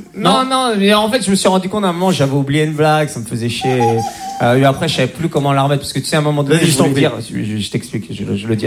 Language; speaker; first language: French; native; French